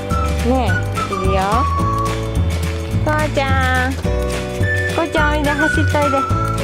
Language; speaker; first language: Japanese; native; Japanese